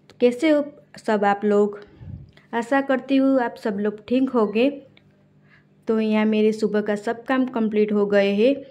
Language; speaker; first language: Hindi; non-native, local second language; Gujarati